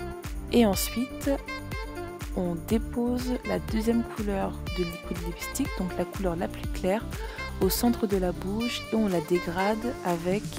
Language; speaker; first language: French; native; French